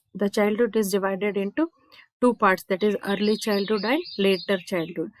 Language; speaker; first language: English; non-native, local second language; Kannada